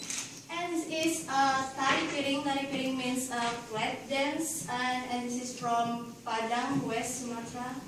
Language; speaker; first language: English; non-native, learner; Indonesian